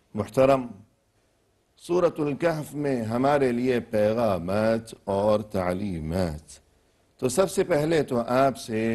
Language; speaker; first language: Urdu; native; Urdu